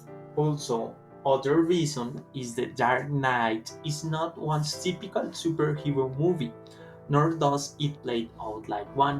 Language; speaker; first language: English; non-native, learner; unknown